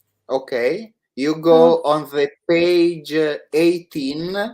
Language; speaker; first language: English; non-native, learner; Italian